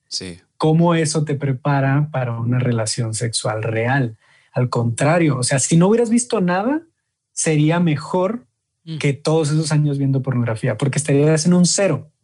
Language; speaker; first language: Spanish; native; Spanish